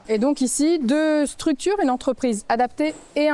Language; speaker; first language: French; native; French